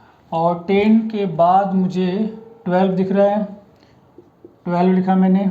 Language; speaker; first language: Hindi; native; Hindi